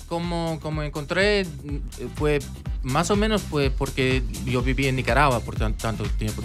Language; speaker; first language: Spanish; early bilingual, heritage; English